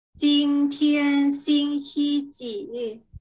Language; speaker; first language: Chinese; non-native, fluent; Thai